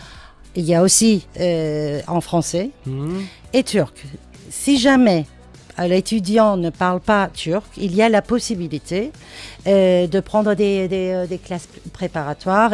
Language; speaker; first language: French; non-native, fluent; Turkish